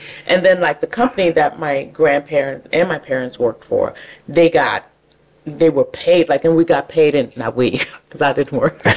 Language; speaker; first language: English; native; English